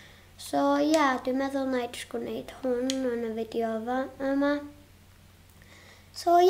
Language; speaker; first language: Welsh; non-native, local second language; English